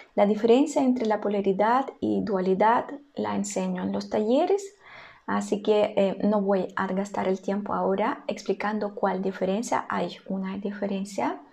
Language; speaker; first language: Spanish; non-native, fluent; Russian